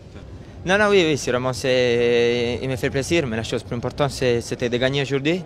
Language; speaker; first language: French; non-native, fluent; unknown